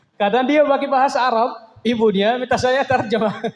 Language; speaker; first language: Indonesian; non-native, learner; Arabic